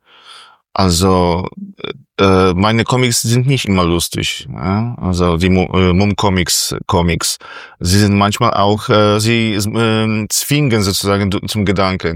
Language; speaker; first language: German; non-native, fluent; Polish